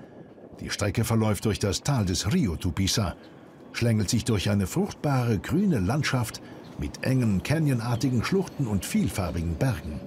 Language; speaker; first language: German; native; German